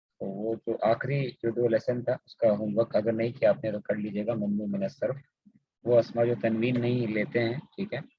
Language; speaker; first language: Urdu; native; Urdu